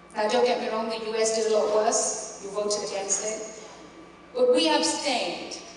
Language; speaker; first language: English; early bilingual, other home language; Urdu